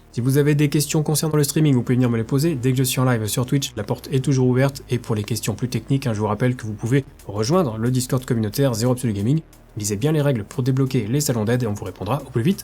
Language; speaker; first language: French; native; French